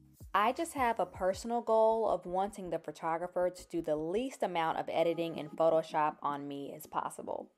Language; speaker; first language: English; native; English